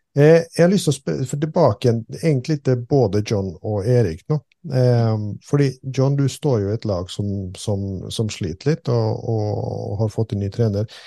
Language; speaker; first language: Norwegian; native; Norwegian